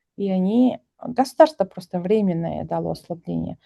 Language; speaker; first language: Russian; non-native, local second language; Kazakh